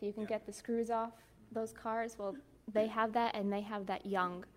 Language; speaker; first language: English; native; English